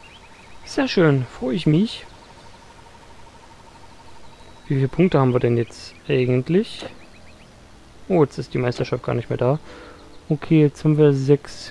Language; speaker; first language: German; native; German